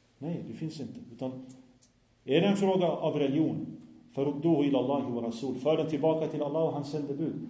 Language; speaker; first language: Swedish; non-native, fluent; Arabic